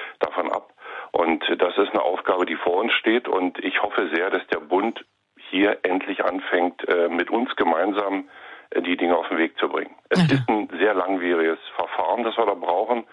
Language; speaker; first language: German; native; German